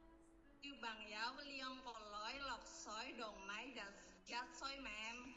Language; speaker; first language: Cantonese; non-native, learner; Indonesian